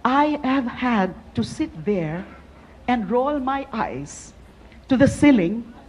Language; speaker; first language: English; non-native, local second language; Filipino